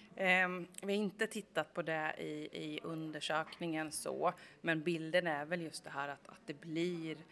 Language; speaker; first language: Swedish; native; Swedish